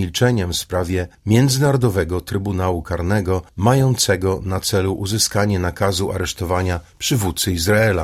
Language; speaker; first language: Polish; native; Polish